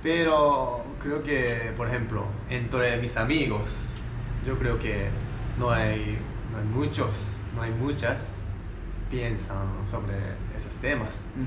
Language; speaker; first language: Spanish; non-native, learner; Japanese